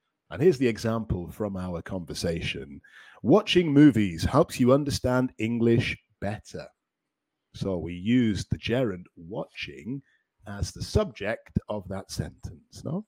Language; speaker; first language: English; native; English